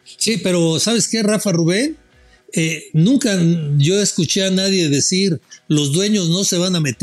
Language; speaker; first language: Spanish; native; Spanish